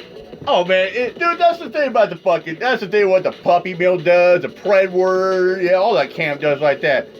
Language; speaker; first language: English; native; English